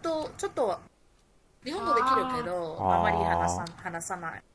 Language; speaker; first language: Japanese; non-native, learner; Spanish